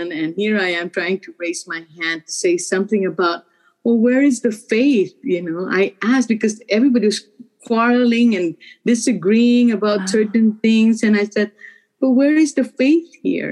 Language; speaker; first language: English; non-native, local second language; Filipino